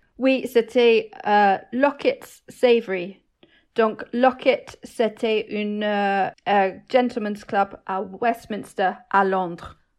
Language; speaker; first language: French; non-native, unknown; English